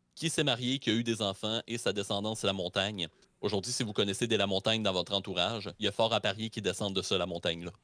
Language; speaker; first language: French; native; French